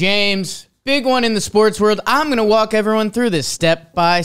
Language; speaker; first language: English; native; English